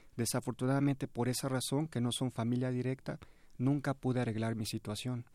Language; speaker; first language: Spanish; early bilingual, heritage; Spanish